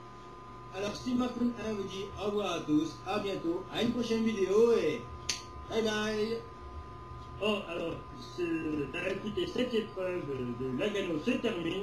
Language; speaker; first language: French; native; French